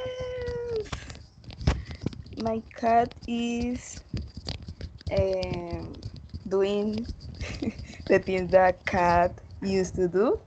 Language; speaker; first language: English; non-native, learner; Spanish